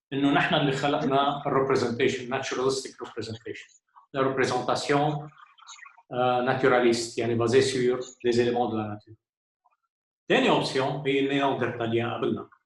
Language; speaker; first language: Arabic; native; Arabic